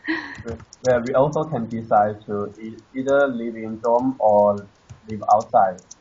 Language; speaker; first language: English; non-native, learner; Chinese